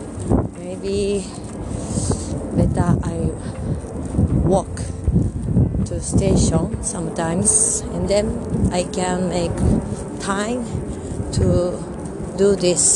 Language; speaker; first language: English; non-native, learner; Japanese